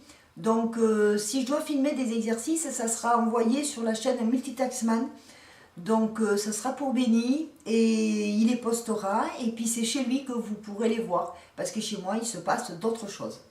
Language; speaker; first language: French; native; French